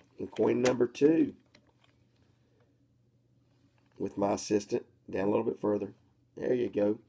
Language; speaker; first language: English; native; English